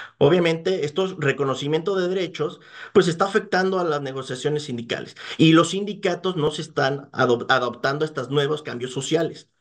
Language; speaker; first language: Spanish; native; Spanish